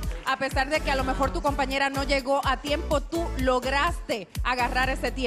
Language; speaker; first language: Spanish; native; Spanish